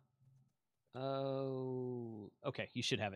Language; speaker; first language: English; native; English